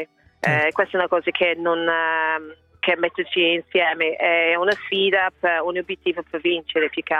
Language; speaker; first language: Italian; non-native, learner; English